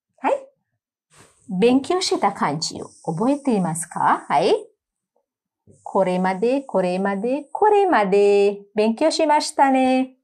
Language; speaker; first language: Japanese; non-native, learner; Sinhala